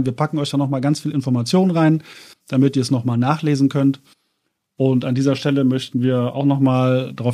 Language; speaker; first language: German; native; German